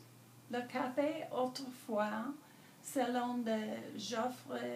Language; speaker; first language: French; non-native, learner; English